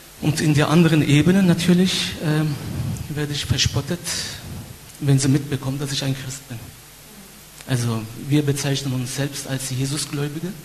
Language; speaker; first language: German; non-native, fluent; Turkish